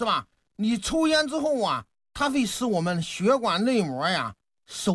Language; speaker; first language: Chinese; native; Chinese